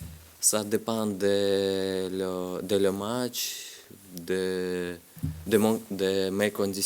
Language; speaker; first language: French; non-native, learner; Russian